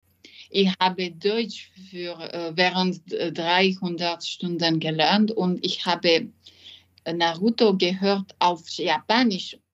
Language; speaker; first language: German; non-native, learner; French